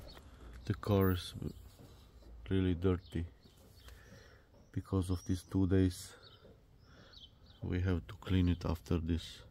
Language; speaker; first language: English; non-native, learner; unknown